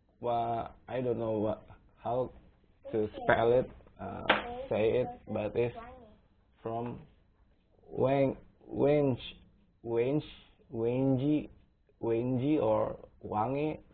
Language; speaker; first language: English; non-native, learner; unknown